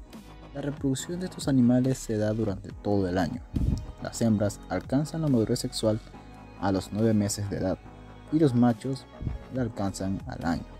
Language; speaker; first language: Spanish; native; Spanish